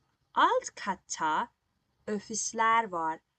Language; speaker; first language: Turkish; non-native, learner; Persian